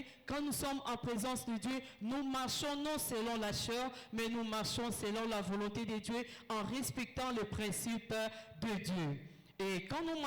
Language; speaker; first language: French; non-native, local second language; Lingala